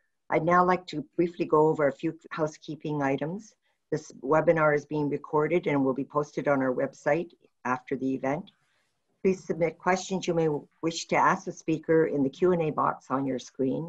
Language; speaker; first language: English; native; English